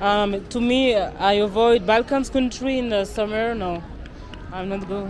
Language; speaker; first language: English; non-native, learner; French